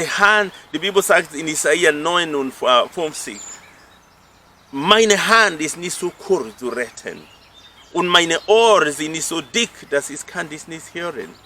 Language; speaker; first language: German; non-native, fluent; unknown